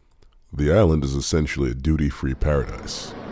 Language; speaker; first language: English; native; English